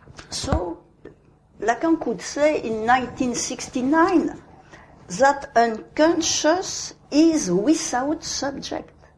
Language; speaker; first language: English; non-native, fluent; French